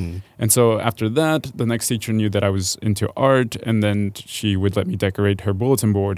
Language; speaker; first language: English; early bilingual, other home language; Spanish